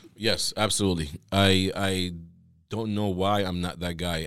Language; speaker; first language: English; non-native, fluent; Arabic